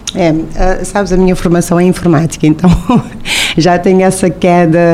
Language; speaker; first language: Portuguese; non-native, local second language; Kabuverdianu